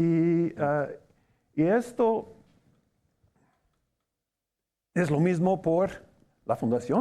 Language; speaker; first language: Spanish; non-native, fluent; English